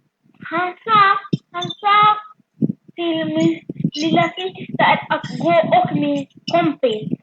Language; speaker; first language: Swedish; early bilingual, other home language; French